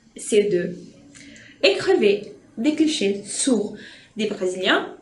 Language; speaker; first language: French; non-native, fluent; Portuguese